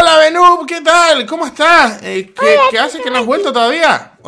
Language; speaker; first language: Spanish; native; Spanish